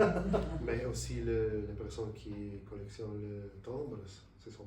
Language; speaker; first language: French; non-native, fluent; Italian